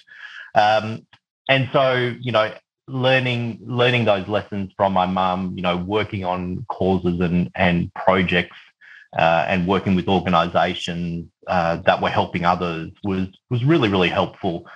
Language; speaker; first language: English; native; English